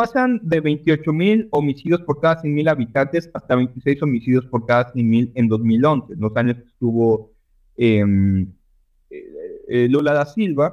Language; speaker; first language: Spanish; native; Spanish